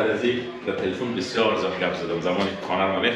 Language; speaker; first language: Persian; native; Persian